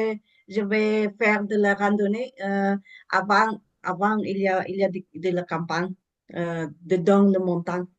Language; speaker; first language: French; non-native, learner; English